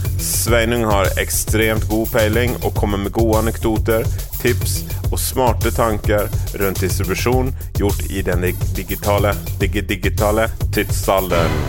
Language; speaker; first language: Norwegian; native; Norwegian